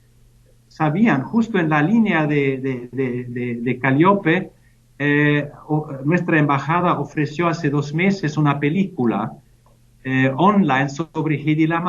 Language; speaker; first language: Spanish; non-native, fluent; German